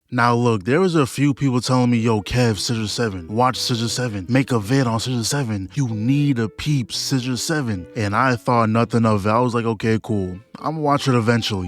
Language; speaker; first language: English; native; English